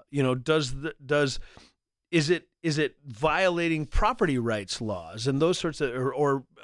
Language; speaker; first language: English; native; English